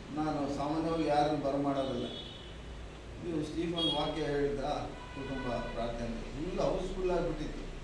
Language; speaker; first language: Kannada; non-native, local second language; Telugu